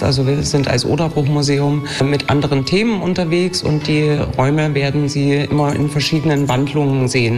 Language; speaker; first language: German; native; German